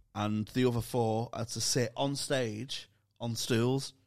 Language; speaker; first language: English; native; English